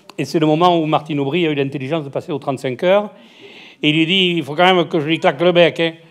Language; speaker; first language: French; native; French